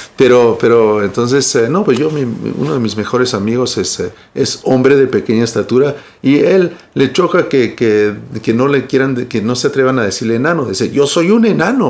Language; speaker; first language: Spanish; early bilingual, heritage; Spanish